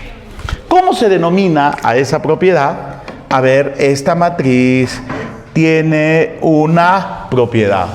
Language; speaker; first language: Spanish; native; Spanish